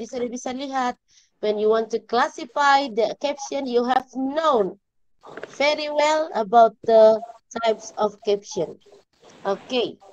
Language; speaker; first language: English; non-native, learner; Indonesian